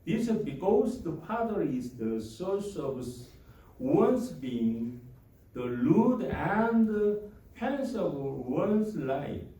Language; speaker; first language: English; non-native, learner; Korean